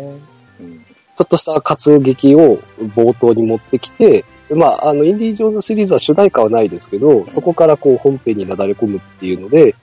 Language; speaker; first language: Japanese; native; Japanese